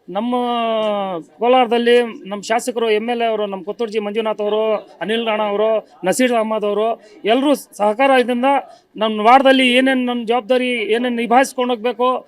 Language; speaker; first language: Kannada; non-native, local second language; Urdu